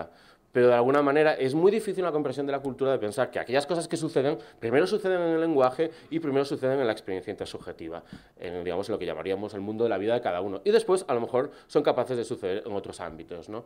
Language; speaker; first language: Spanish; native; Spanish